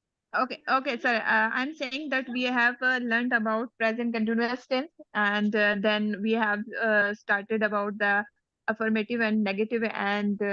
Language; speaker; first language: English; non-native, learner; Urdu